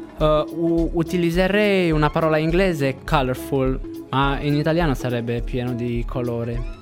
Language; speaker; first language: Italian; non-native, fluent; Romanian